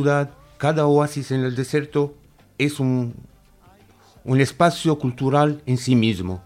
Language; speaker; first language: Spanish; non-native, fluent; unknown